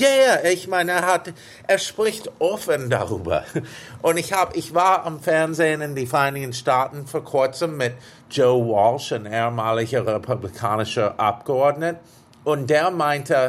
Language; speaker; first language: German; non-native, fluent; English